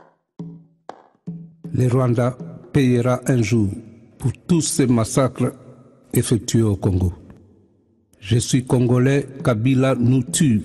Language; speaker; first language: French; non-native, local second language; Lingala